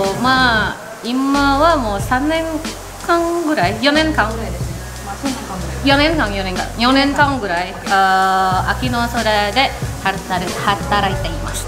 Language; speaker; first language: Japanese; non-native, learner; Indonesian